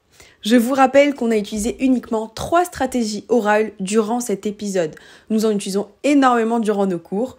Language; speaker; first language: French; native; French